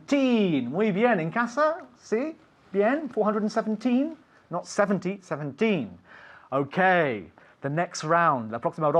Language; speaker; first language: Spanish; non-native, fluent; English